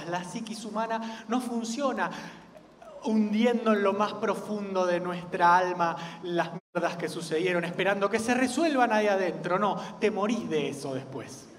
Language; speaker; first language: Spanish; native; Spanish